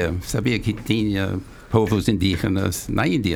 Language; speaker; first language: Portuguese; non-native, fluent; English